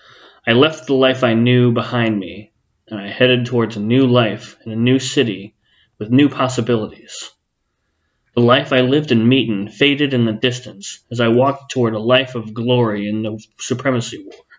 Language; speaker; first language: English; native; English